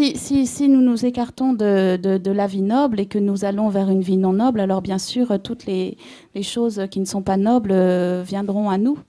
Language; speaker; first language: French; native; French